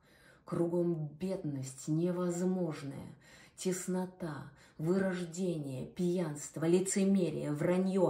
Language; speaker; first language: Russian; native; Russian